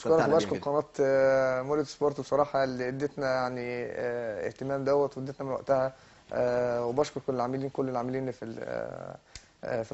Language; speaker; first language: Arabic; native; Arabic